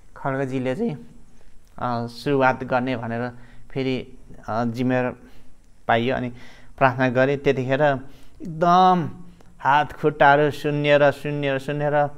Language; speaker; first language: Nepali; non-native, local second language; Limbu